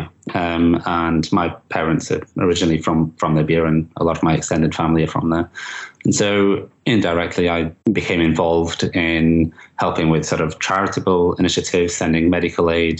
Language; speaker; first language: English; native; English